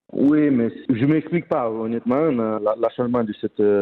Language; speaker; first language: French; non-native, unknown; Romanian